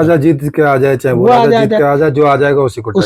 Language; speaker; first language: Hindi; native; Hindi